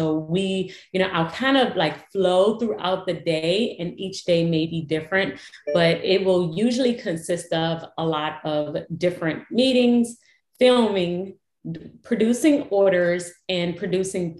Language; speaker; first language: English; native; English